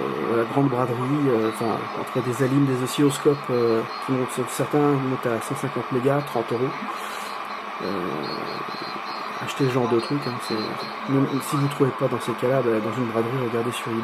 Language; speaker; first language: French; native; French